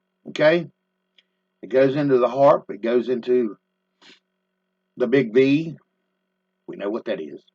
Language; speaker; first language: English; native; English